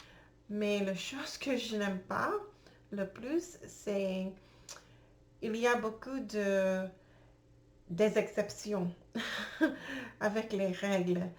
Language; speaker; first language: French; non-native, learner; English